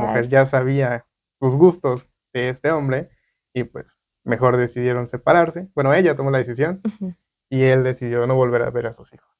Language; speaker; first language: Spanish; native; Spanish